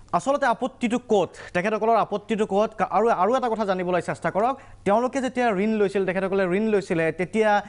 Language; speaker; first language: Assamese; native; Assamese